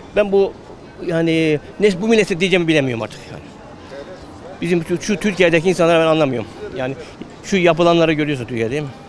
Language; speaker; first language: Turkish; native; Turkish